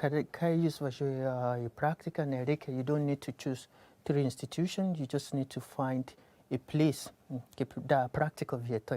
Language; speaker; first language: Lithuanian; non-native, learner; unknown